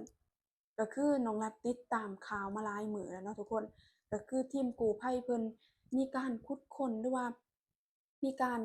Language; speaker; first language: Thai; non-native, local second language; Lao